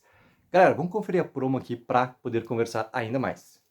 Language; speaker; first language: Portuguese; native; Portuguese